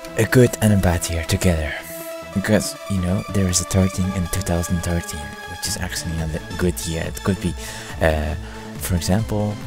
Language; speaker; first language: English; non-native, fluent; Dutch